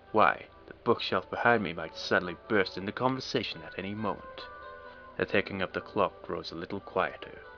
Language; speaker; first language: English; native; English